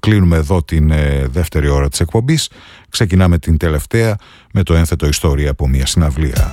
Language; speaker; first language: Greek; native; Greek